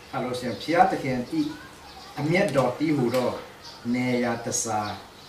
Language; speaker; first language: Burmese; non-native, local second language; Tedim Chin